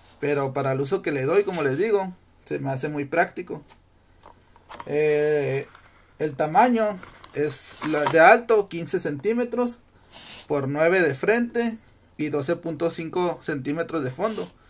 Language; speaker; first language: Spanish; native; Spanish